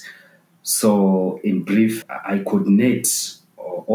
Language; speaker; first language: English; non-native, local second language; Masai